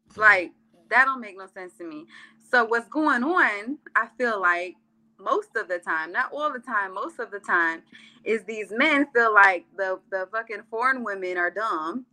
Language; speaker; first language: English; early bilingual, other home language; Arabic